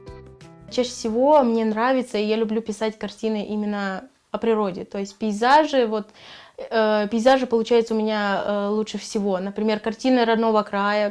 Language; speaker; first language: Russian; native; Russian